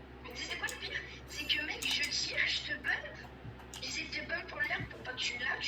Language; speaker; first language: French; native; French